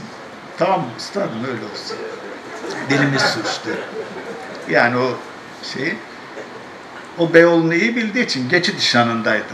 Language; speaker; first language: Turkish; native; Turkish